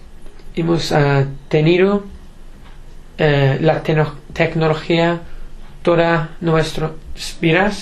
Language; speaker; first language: Spanish; non-native, learner; English